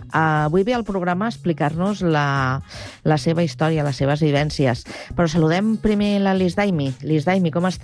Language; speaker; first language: Catalan; native; Catalan